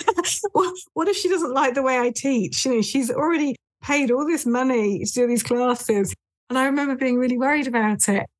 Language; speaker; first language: English; native; English